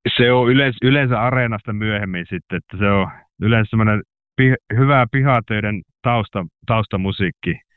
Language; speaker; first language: Finnish; native; Finnish